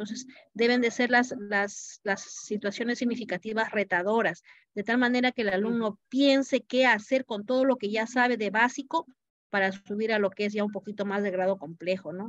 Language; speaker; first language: Spanish; native; Spanish